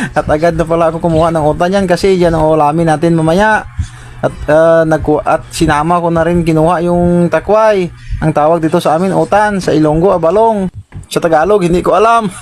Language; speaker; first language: Filipino; non-native, local second language; Cebuano